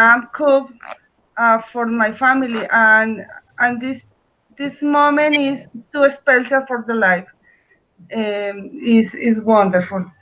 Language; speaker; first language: English; non-native, learner; Spanish